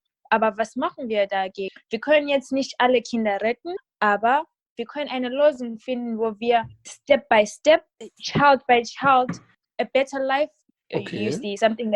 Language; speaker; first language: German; non-native, fluent; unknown